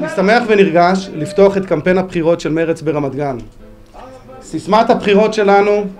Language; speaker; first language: Hebrew; native; Hebrew